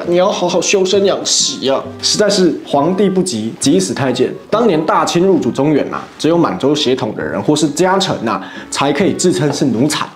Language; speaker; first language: Chinese; native; Chinese